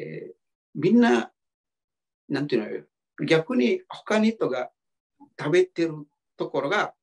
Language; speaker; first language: Japanese; non-native, fluent; Indonesian